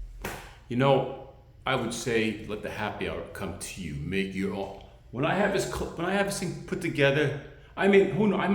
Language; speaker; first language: English; native; English